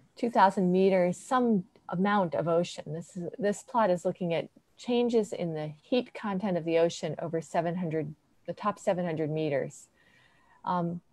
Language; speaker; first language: English; native; English